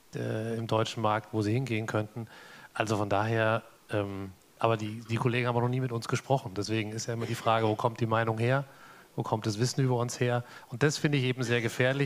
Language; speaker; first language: German; native; German